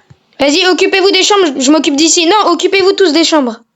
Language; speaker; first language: French; native; French